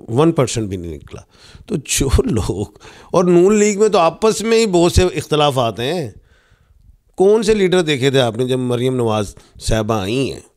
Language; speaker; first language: Urdu; non-native, local second language; Punjabi